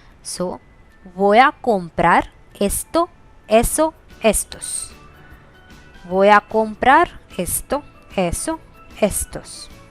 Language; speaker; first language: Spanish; non-native, fluent; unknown